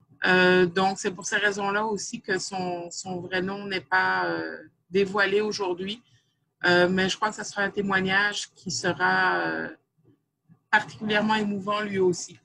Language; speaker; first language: French; native; French